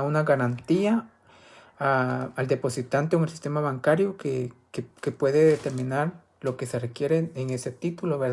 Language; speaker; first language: Spanish; native; Spanish